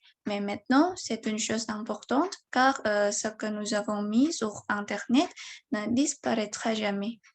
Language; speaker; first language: French; non-native, learner; Indonesian